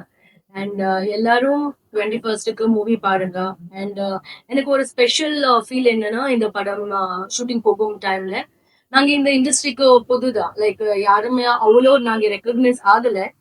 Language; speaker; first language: Tamil; non-native, learner; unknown